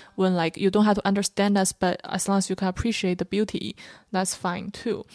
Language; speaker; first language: English; non-native, fluent; Chinese